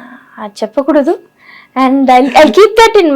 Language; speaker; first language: Telugu; non-native, local second language; Tamil